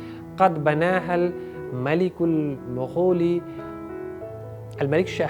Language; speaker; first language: Arabic; non-native, fluent; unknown